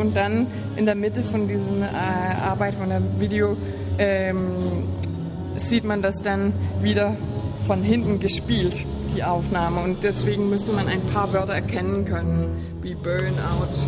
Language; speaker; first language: German; non-native, fluent; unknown